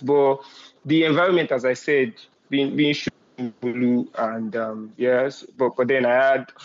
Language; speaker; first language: English; non-native, local second language; Yoruba